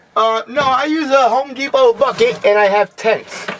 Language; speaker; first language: English; native; English